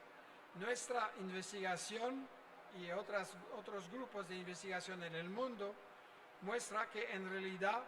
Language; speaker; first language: Spanish; non-native, fluent; French